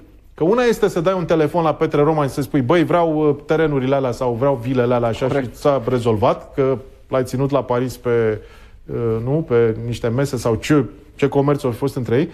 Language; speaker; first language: Romanian; native; Romanian